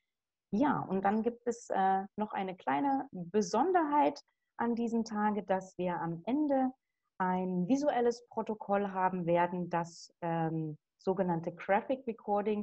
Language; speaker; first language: German; native; German